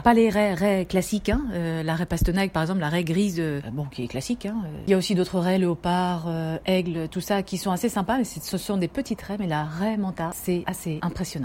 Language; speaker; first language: French; native; French